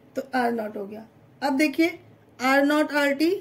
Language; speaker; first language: Hindi; native; Hindi